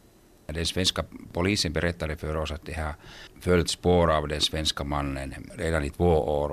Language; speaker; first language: Swedish; non-native, local second language; Finnish